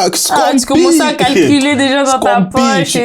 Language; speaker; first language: French; native; French